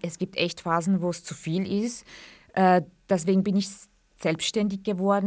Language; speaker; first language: German; non-native, fluent; Kurdish